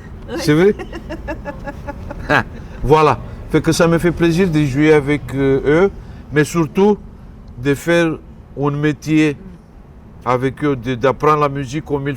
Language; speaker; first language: French; non-native, fluent; Romanian